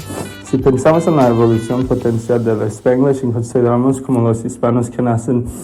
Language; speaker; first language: Spanish; non-native, learner; English